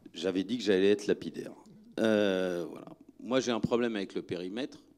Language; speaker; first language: French; native; French